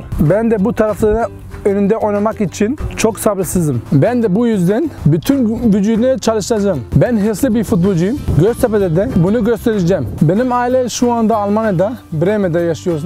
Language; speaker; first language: Turkish; early bilingual, heritage; Turkish